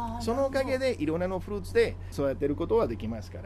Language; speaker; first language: Japanese; non-native, fluent; Spanish